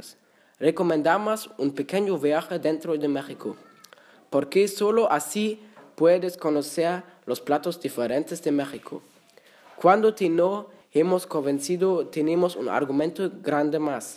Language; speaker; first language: Spanish; non-native, learner; German